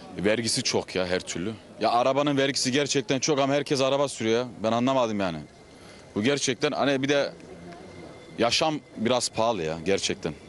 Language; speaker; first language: Turkish; early bilingual, heritage; Turkish